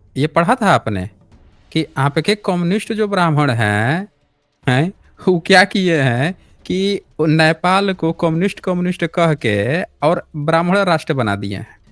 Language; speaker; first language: Hindi; native; Hindi